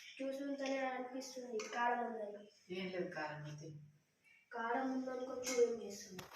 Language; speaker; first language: Telugu; non-native, local second language; Lambadi